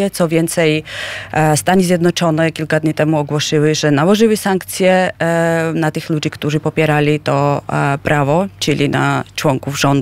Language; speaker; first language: Polish; non-native, fluent; Georgian